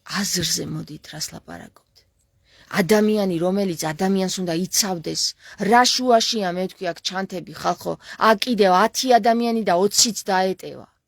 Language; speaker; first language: Georgian; native; Georgian